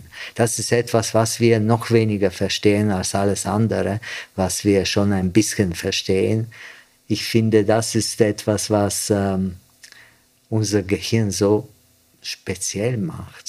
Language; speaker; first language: German; non-native, fluent; Bulgarian